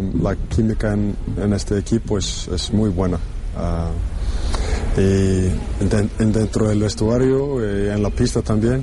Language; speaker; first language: Spanish; non-native, learner; English